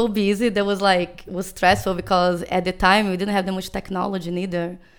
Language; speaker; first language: English; non-native, fluent; Portuguese